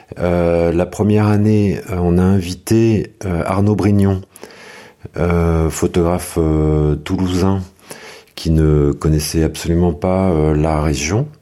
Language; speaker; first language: French; native; French